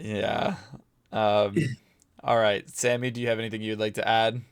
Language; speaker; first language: English; native; English